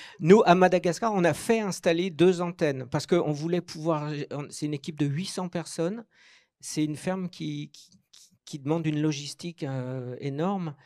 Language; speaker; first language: French; native; French